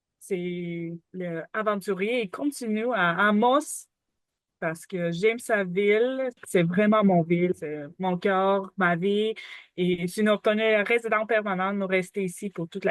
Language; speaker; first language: French; non-native, learner; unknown